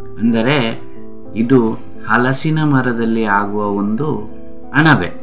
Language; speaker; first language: Kannada; non-native, local second language; Tulu